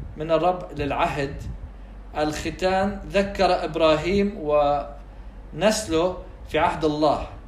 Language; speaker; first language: Arabic; non-native, fluent; English